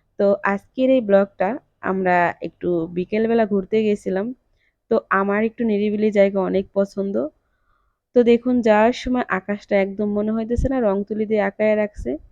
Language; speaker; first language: Bangla; native; Bangla